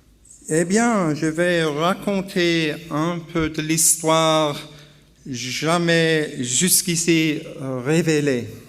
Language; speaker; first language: French; non-native, learner; English